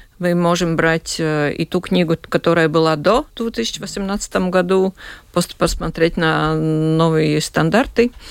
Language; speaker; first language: Russian; non-native, local second language; Latvian